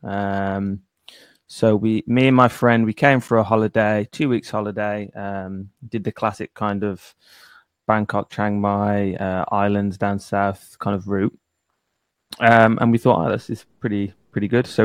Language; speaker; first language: English; native; English